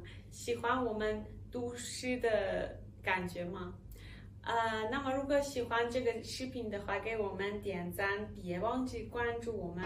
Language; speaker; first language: Chinese; non-native, fluent; Persian